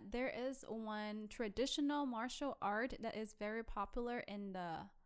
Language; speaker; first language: English; non-native, fluent; Vietnamese